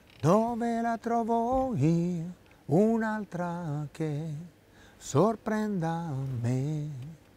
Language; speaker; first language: Italian; native; Italian